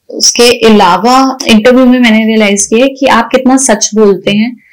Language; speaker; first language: Hindi; native; Hindi